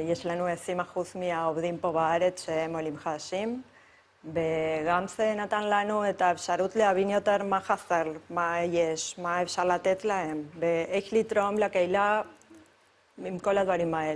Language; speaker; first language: Hebrew; non-native, fluent; Spanish